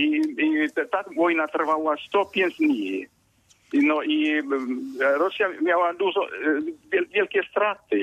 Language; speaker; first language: Polish; non-native, fluent; Finnish